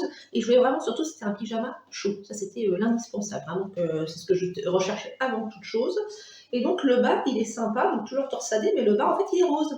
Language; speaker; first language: French; native; French